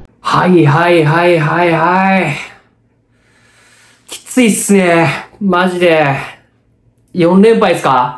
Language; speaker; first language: Japanese; native; Japanese